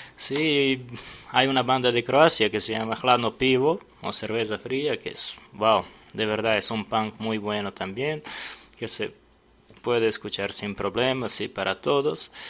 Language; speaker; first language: Spanish; non-native, learner; Serbian